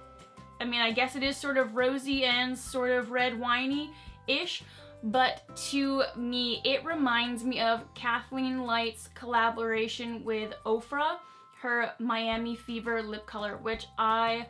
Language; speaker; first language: English; native; English